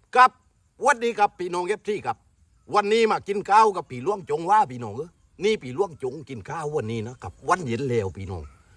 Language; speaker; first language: Thai; native; Thai